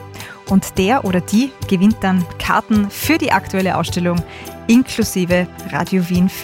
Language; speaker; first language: German; native; German